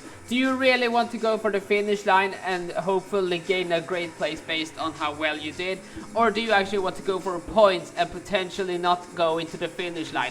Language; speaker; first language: English; non-native, fluent; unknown